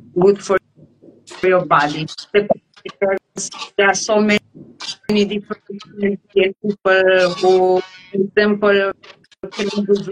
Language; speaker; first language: English; non-native, learner; Romanian